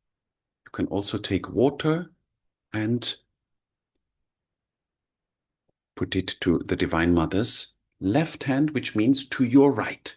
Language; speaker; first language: English; non-native, fluent; German